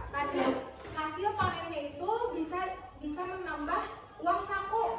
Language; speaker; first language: Indonesian; native; Indonesian